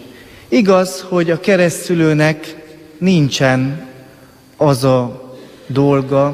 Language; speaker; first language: Hungarian; native; Hungarian